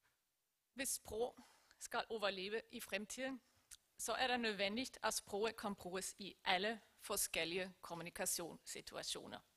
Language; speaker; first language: Danish; non-native, fluent; Icelandic